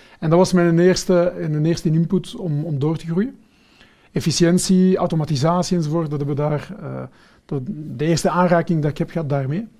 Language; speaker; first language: Dutch; early bilingual, other home language; Portuguese